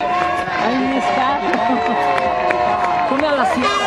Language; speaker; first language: Italian; native; Italian